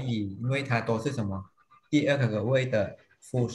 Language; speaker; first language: Chinese; non-native, fluent; Thai